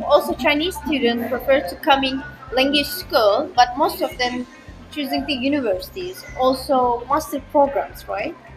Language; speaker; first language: English; non-native, learner; Turkish